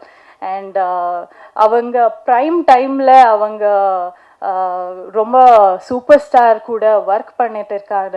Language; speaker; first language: Tamil; non-native, learner; Kannada